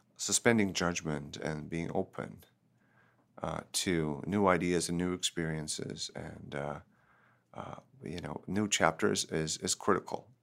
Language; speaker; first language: English; non-native, fluent; Turkish